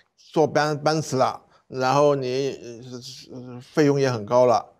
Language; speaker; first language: Chinese; non-native, fluent; Cantonese